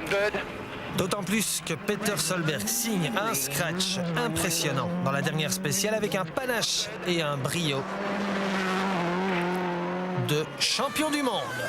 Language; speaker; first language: French; native; French